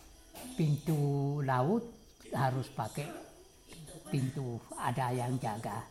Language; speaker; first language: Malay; non-native, local second language; Javanese